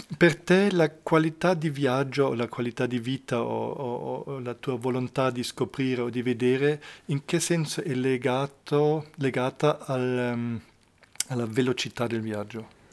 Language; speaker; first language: Italian; non-native, fluent; German